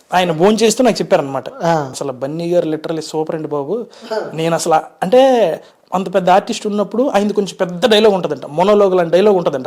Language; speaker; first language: Telugu; native; Telugu